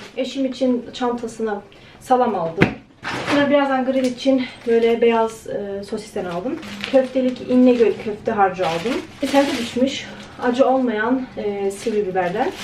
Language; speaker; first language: Turkish; early bilingual, heritage; Turkish